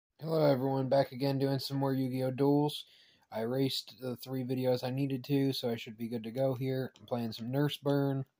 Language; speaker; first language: English; native; English